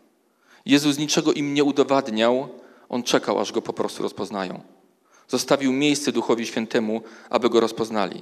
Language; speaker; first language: Polish; native; Polish